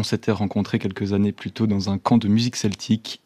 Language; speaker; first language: French; native; French